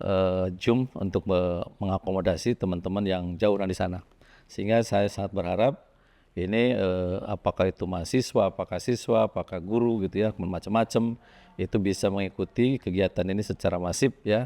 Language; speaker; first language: Indonesian; native; Indonesian